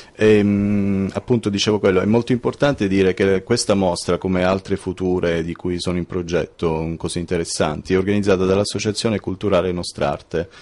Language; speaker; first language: Italian; native; Italian